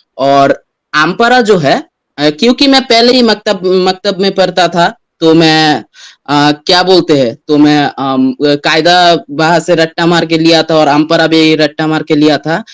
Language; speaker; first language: Hindi; non-native, fluent; Bangla